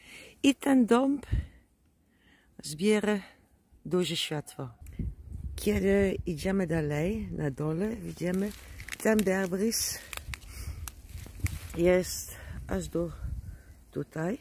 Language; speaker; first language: Polish; non-native, learner; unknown